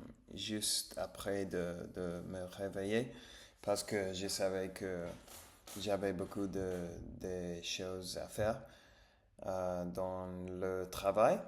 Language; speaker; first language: French; non-native, learner; English